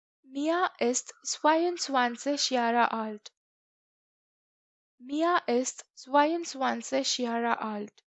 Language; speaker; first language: German; non-native, fluent; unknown